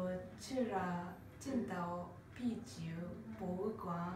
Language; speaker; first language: Chinese; non-native, learner; Japanese